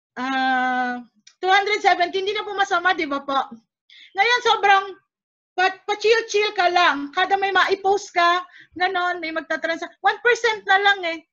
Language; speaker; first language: Filipino; native; Filipino